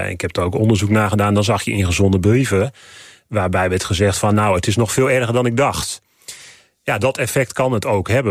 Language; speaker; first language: Dutch; native; Dutch